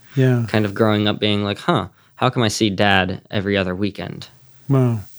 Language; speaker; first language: English; native; English